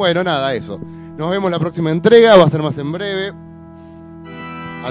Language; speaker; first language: Spanish; native; Spanish